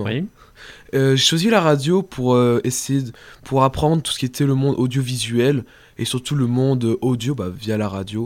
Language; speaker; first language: French; native; French